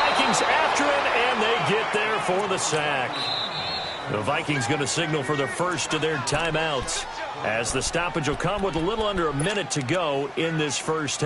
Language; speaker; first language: English; native; English